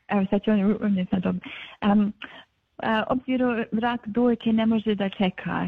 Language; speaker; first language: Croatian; early bilingual, heritage; Bosnian